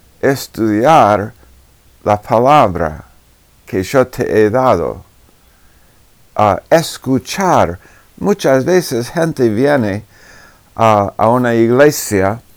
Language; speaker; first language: Spanish; non-native, fluent; English